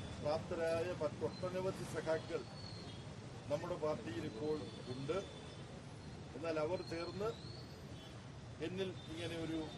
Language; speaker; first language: Malayalam; native; Malayalam